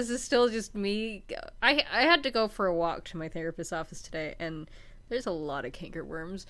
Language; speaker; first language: English; native; English